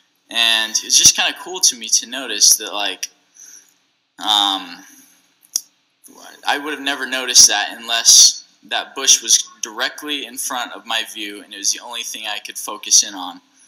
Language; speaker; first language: English; native; English